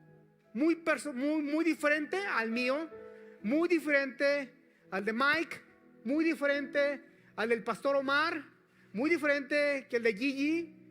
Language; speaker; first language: Spanish; native; Spanish